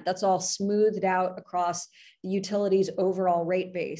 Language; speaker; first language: English; native; English